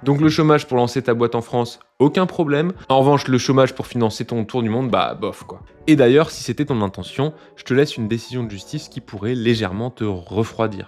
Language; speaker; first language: French; native; French